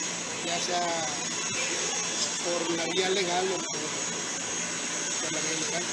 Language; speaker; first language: Spanish; native; Spanish